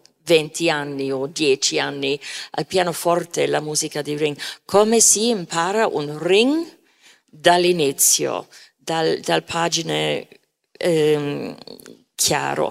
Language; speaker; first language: Italian; non-native, fluent; English